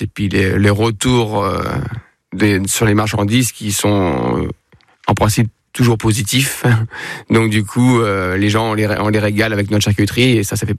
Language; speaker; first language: French; native; French